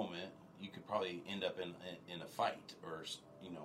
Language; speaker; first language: English; native; English